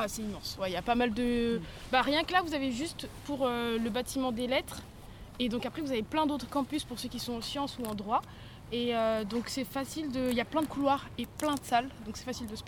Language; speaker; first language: French; native; French